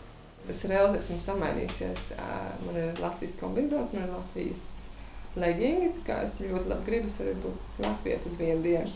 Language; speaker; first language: Latvian; native; Latvian